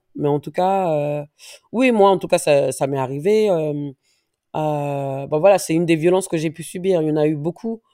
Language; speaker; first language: French; native; French